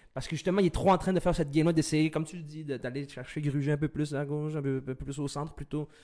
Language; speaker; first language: French; early bilingual, other home language; Arabic